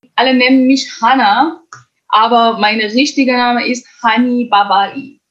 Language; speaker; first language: German; non-native, fluent; Kurdish